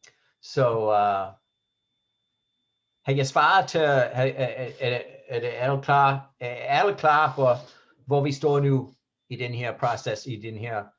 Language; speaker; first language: Danish; non-native, fluent; English